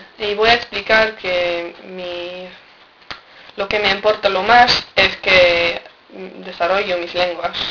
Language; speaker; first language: Spanish; non-native, learner; English